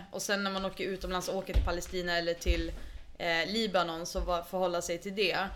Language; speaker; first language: Swedish; early bilingual, other home language; Arabic